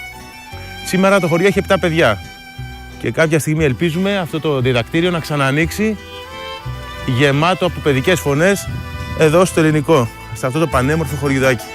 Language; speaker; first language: Greek; native; Greek